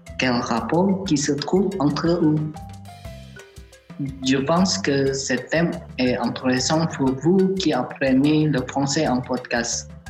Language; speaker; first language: French; non-native, learner; Chinese